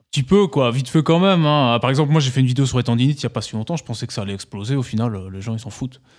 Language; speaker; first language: French; native; French